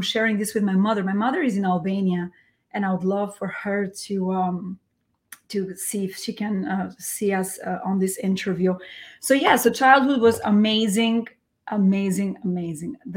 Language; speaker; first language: English; non-native, fluent; Albanian